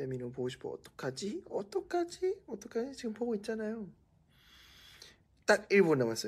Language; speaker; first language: Korean; non-native, fluent; Thai